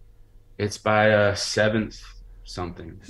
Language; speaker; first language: English; native; English